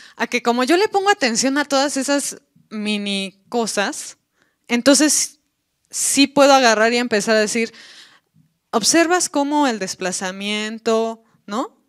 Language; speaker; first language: Spanish; native; Spanish